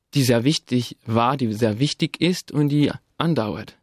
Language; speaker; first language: German; non-native, fluent; French